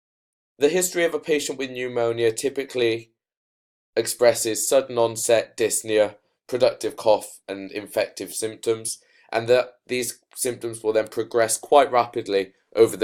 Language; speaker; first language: English; native; English